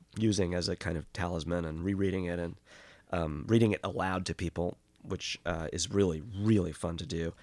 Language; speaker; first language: English; native; English